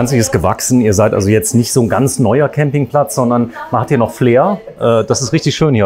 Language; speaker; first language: German; native; German